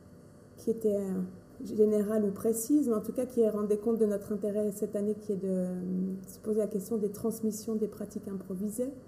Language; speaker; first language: French; native; French